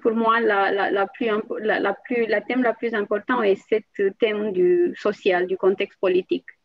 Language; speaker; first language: French; non-native, fluent; Romanian